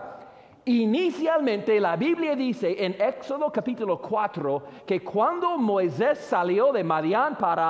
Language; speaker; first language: Spanish; non-native, fluent; English